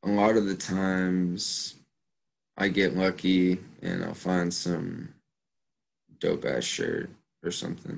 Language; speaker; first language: English; native; English